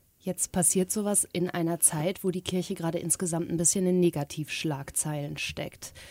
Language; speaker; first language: German; native; German